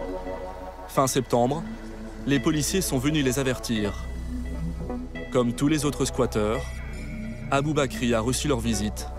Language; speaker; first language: French; native; French